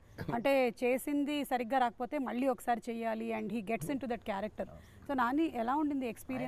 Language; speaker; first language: Telugu; native; Telugu